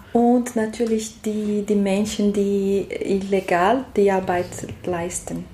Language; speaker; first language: German; non-native, learner; Portuguese